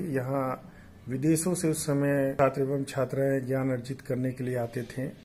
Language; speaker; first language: Hindi; native; Hindi